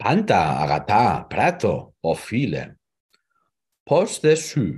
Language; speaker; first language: Greek; non-native, learner; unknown